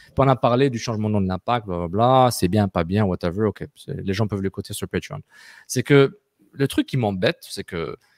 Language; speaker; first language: French; native; French